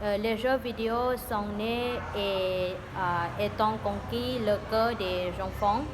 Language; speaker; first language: French; non-native, learner; Vietnamese